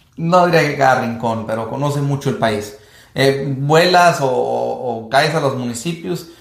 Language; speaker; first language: Spanish; early bilingual, heritage; Spanish